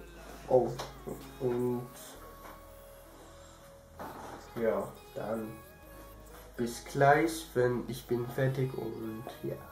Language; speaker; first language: German; early bilingual, other home language; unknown